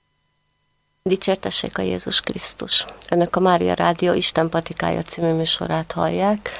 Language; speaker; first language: Hungarian; native; Hungarian